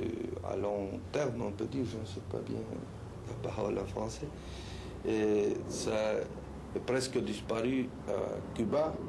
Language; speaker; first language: French; non-native, fluent; Spanish